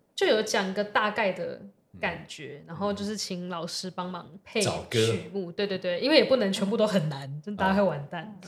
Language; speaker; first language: Chinese; non-native, local second language; Min Nan Chinese